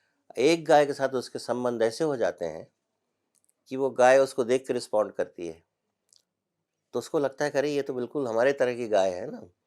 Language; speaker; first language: Hindi; native; Hindi